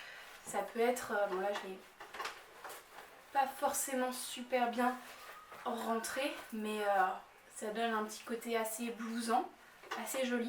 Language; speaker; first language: French; native; French